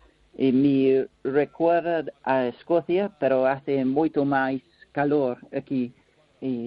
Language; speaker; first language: Spanish; non-native, learner; English